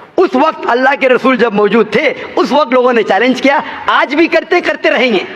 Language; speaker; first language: Hindi; non-native, local second language; Konkani